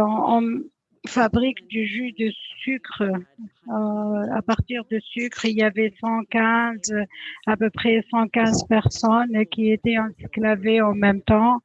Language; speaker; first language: French; non-native, fluent; English